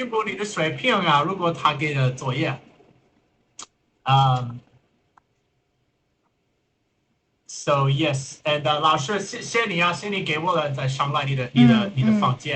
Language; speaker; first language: Chinese; non-native, learner; English